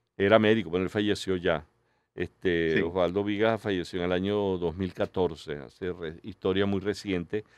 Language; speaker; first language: Spanish; native; Spanish